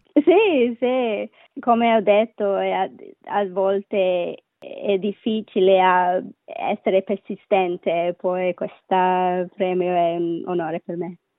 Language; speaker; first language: Italian; non-native, learner; Sinhala